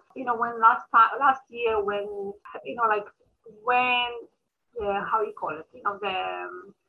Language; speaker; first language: English; early bilingual, other home language; Amharic